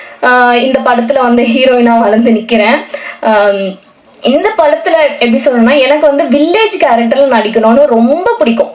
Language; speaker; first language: Tamil; native; Tamil